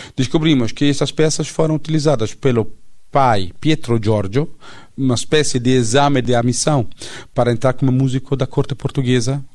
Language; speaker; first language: Portuguese; non-native, fluent; Italian